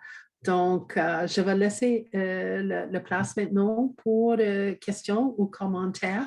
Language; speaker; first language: French; non-native, fluent; English